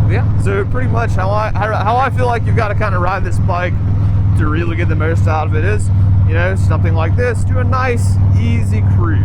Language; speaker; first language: English; native; English